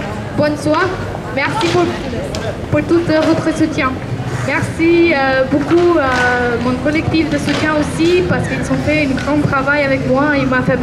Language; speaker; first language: French; non-native, fluent; Albanian